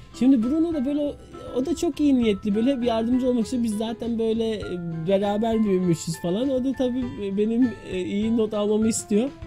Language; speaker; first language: Turkish; early bilingual, heritage; Turkish